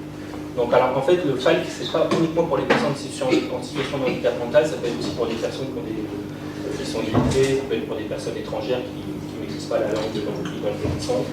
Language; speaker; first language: French; native; French